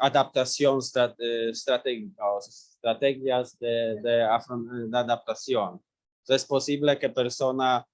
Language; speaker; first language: Spanish; non-native, learner; Polish